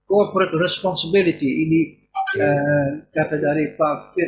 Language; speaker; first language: Indonesian; non-native, fluent; Dutch